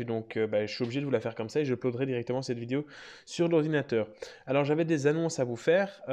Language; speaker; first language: French; native; French